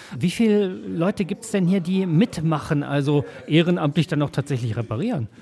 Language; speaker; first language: German; native; German